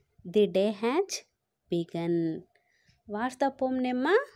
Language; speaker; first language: English; non-native, local second language; Telugu